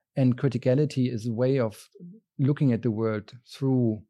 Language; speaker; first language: English; non-native, fluent; German